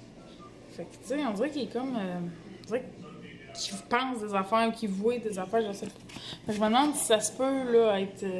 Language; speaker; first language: French; native; French